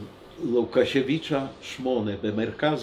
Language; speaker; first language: Hebrew; non-native, fluent; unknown